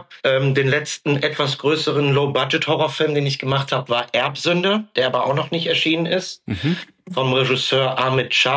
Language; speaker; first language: German; native; German